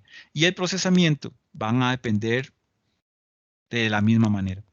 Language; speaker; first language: Spanish; native; Spanish